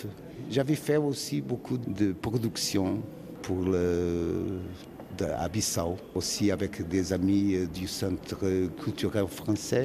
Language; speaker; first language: French; non-native, fluent; Portuguese